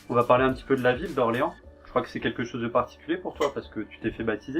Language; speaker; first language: French; native; French